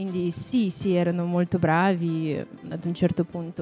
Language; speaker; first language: Italian; non-native, fluent; Russian